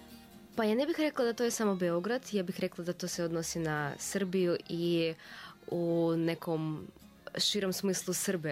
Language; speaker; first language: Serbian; non-native, fluent; Russian